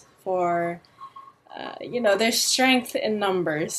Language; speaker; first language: English; non-native, local second language; Filipino